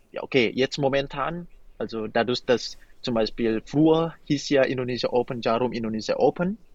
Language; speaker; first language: German; non-native, fluent; Indonesian